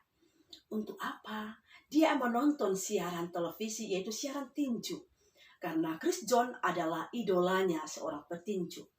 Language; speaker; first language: Indonesian; native; Indonesian